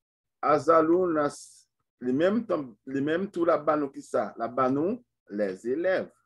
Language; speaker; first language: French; non-native, local second language; Haitian Creole